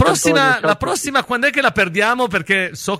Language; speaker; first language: Italian; native; Italian